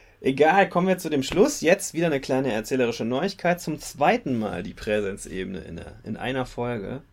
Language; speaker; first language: German; native; German